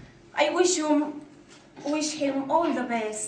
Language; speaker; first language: English; non-native, learner; Arabic